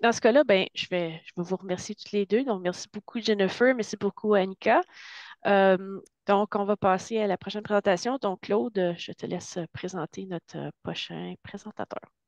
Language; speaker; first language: French; native; French